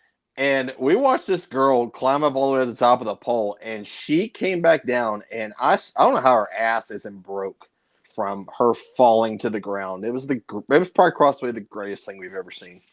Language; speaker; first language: English; native; English